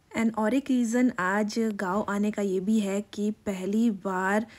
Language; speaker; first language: Hindi; non-native, local second language; Bangla